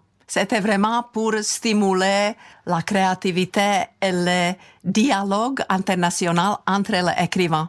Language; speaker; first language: French; non-native, fluent; Czech